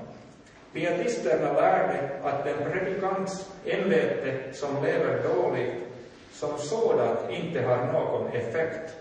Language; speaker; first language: Swedish; non-native, local second language; Finnish